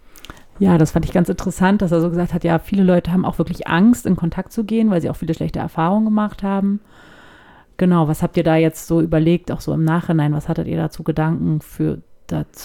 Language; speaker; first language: German; native; German